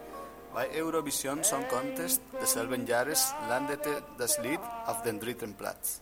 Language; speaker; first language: German; non-native, learner; Spanish